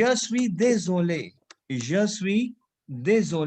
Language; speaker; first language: French; non-native, fluent; Hindi